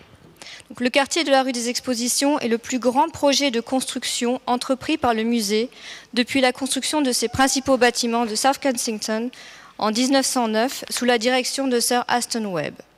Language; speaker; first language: French; native; French